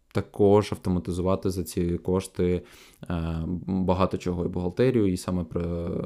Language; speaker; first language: Ukrainian; non-native, local second language; Russian